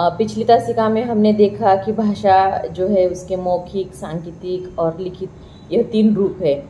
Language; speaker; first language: Hindi; non-native, local second language; Marathi